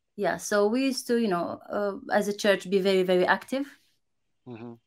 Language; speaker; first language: English; non-native, fluent; Romanian